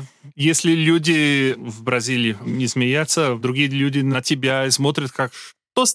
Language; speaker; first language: Russian; non-native, learner; Portuguese